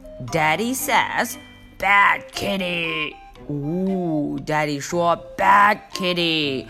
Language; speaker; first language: English; non-native, fluent; Chinese